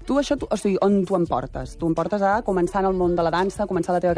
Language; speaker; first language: Catalan; native; Catalan